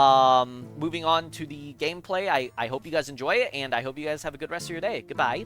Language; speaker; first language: English; native; English